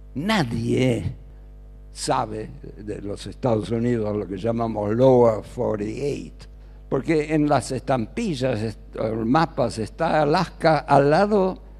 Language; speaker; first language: Spanish; early bilingual, other home language; German